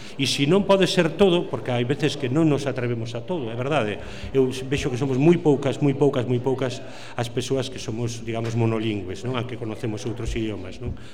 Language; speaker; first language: Galician; native; Galician